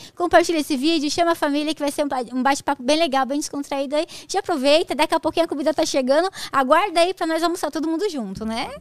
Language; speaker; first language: Portuguese; native; Portuguese